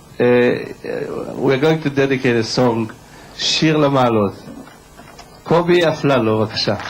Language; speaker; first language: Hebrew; native; Hebrew